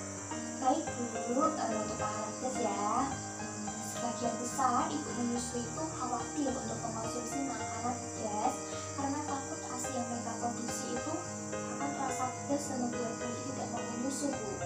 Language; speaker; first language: Indonesian; native; Indonesian